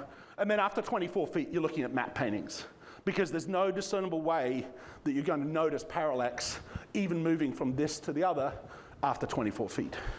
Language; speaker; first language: English; native; English